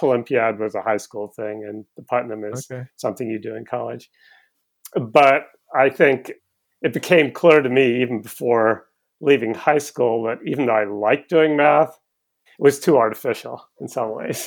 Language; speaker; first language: English; native; English